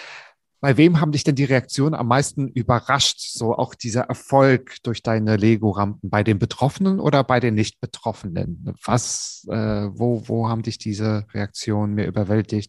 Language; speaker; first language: German; native; German